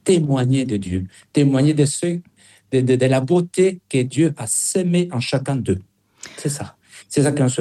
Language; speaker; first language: French; non-native, fluent; Spanish